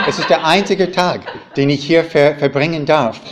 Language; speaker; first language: German; non-native, fluent; English